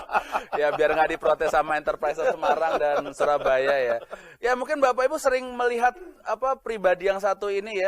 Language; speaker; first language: Indonesian; native; Indonesian